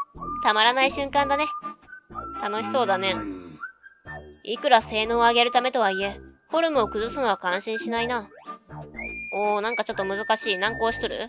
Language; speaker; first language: Japanese; native; Japanese